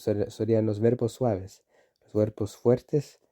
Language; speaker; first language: Spanish; non-native, fluent; Icelandic